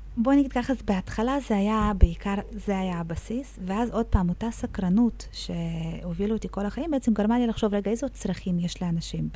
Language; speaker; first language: Hebrew; early bilingual, other home language; Russian